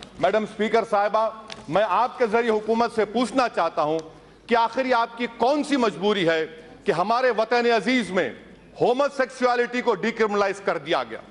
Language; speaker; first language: Urdu; native; Urdu